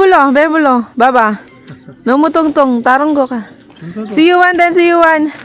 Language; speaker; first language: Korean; non-native, learner; Filipino